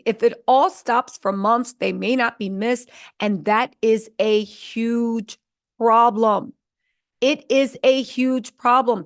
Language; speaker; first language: English; native; English